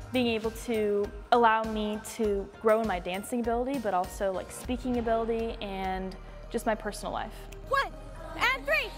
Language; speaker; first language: English; native; English